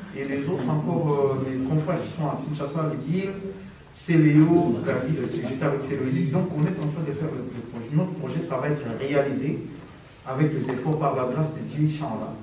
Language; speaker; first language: French; non-native, local second language; Lingala